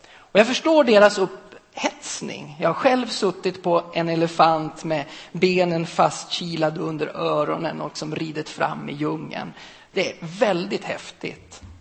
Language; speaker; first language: Swedish; native; Swedish